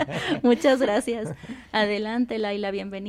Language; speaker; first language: Spanish; native; Spanish